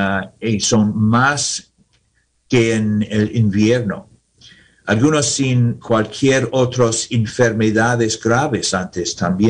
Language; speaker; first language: Spanish; non-native, learner; English